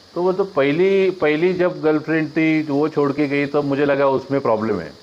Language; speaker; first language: Hindi; non-native, local second language; Marathi